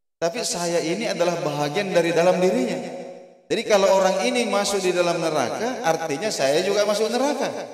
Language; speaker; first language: Indonesian; non-native, local second language; Buginese